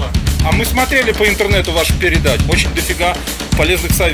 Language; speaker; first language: Russian; native; Russian